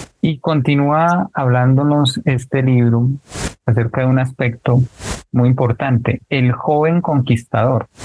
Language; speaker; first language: Spanish; native; Spanish